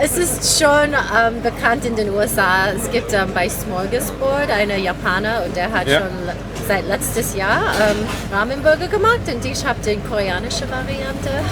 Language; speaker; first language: German; non-native, learner; Korean